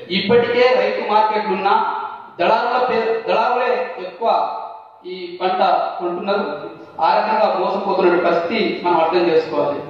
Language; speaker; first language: Telugu; non-native, local second language; Lambadi